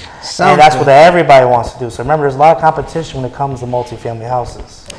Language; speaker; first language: English; native; English